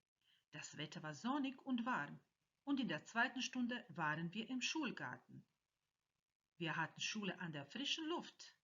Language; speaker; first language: German; non-native, fluent; Croatian